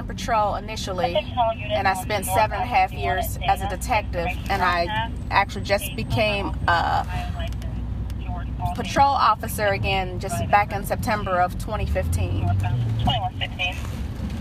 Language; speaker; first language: English; native; English